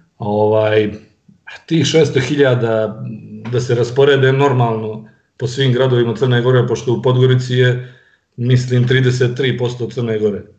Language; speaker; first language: Serbian; native; Serbian